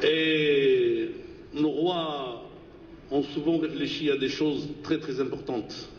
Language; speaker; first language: French; non-native, local second language; Arabic